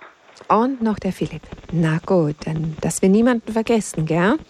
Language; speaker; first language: German; native; German